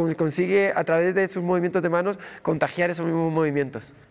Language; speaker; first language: Spanish; native; Spanish